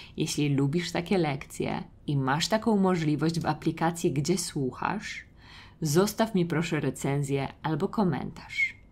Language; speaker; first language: Polish; native; Polish